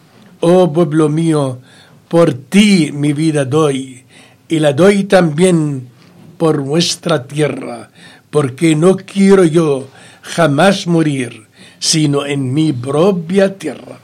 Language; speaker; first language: Spanish; non-native, fluent; Arabic